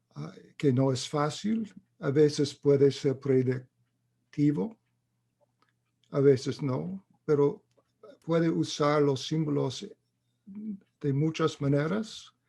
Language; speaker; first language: Spanish; non-native, fluent; English